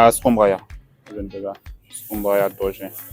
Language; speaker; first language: Russian; non-native, learner; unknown